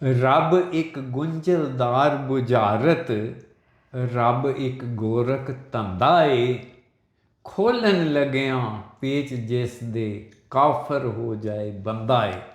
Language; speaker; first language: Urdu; non-native, local second language; Punjabi